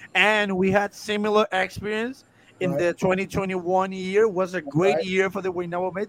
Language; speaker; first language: English; non-native, fluent; Spanish